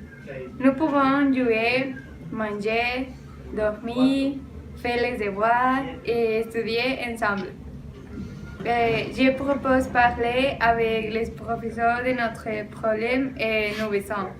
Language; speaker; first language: French; non-native, learner; Spanish